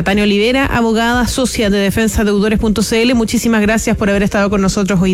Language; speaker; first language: Spanish; native; Spanish